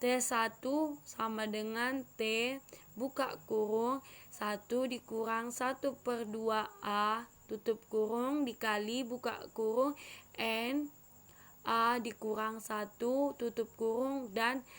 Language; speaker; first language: Indonesian; native; Indonesian